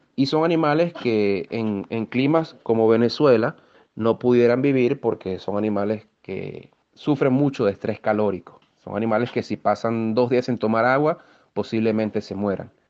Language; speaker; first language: Spanish; native; Spanish